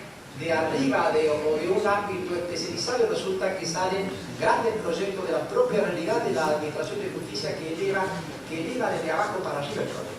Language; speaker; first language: Spanish; native; Spanish